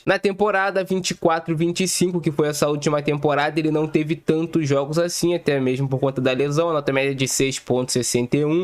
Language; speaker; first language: Portuguese; native; Portuguese